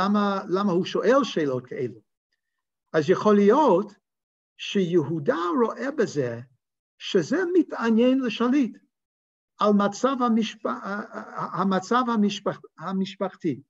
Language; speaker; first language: Hebrew; non-native, fluent; English